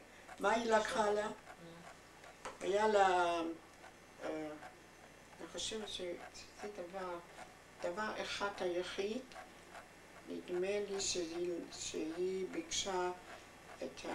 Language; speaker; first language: Hebrew; non-native, fluent; German